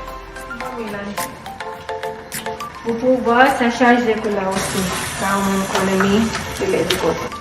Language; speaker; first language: French; non-native, learner; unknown